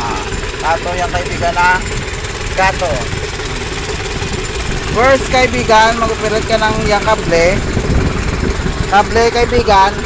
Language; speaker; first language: Filipino; non-native, local second language; Cebuano